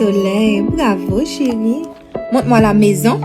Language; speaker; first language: French; non-native, local second language; Haitian Creole